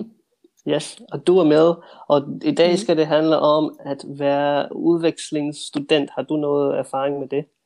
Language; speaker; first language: Danish; early bilingual, heritage; Danish